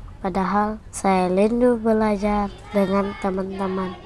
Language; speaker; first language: Indonesian; native; Indonesian